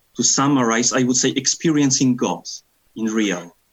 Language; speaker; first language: English; non-native, fluent; Polish